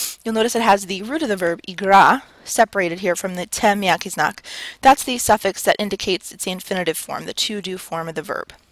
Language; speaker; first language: English; native; English